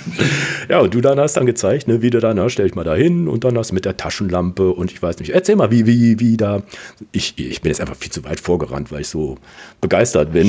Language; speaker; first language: German; native; German